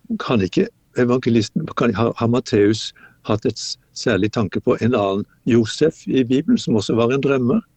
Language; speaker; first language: Norwegian; native; Norwegian